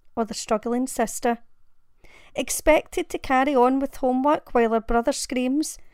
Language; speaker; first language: English; native; English